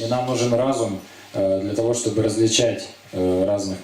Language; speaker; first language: Russian; native; Russian